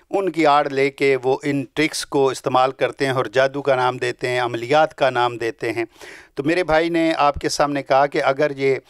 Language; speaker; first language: Urdu; non-native, local second language; Punjabi